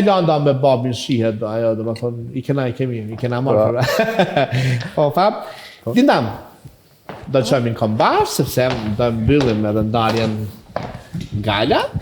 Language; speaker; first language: Albanian; native; Albanian